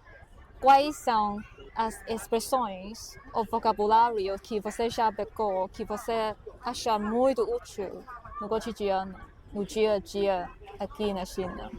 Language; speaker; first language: Portuguese; non-native, fluent; Chinese